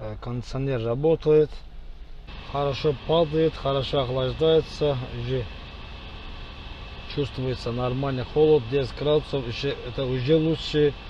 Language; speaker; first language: Russian; non-native, fluent; Azerbaijani